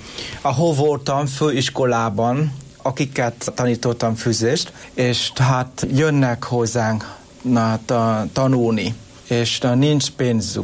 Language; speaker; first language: Hungarian; non-native, learner; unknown